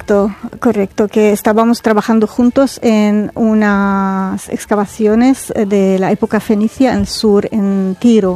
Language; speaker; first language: Spanish; non-native, fluent; Arabic